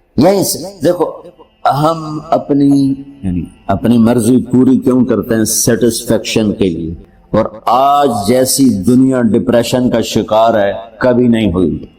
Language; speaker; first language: Urdu; non-native, local second language; Punjabi